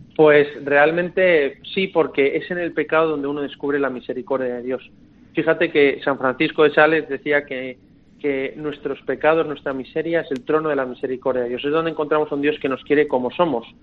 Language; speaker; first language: Spanish; native; Spanish